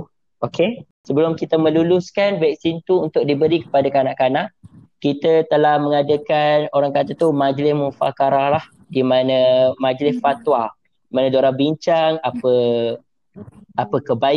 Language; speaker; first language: English; non-native, local second language; Malay